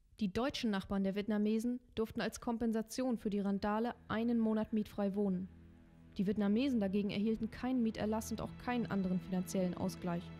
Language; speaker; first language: German; native; German